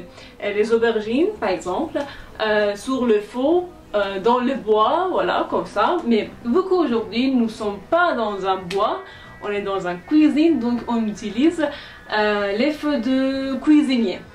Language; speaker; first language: French; non-native, fluent; Persian